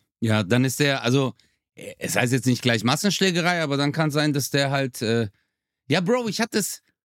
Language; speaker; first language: German; early bilingual, other home language; Turkish